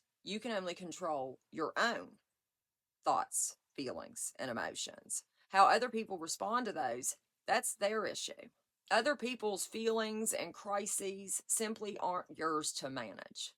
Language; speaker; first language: English; native; English